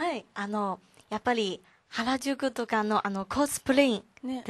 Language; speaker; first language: Japanese; non-native, learner; Chinese